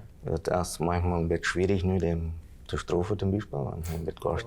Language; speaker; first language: German; non-native, local second language; Plautdietsch